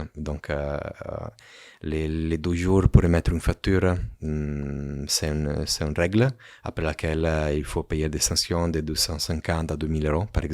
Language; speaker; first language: French; non-native, fluent; Italian